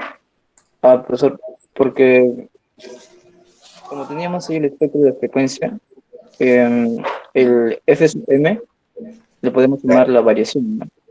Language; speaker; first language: Spanish; native; Spanish